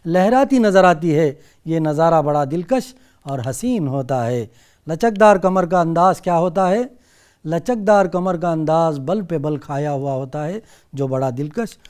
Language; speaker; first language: Urdu; native; Urdu